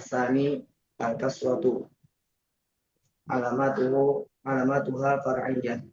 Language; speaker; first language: Arabic; non-native, learner; Indonesian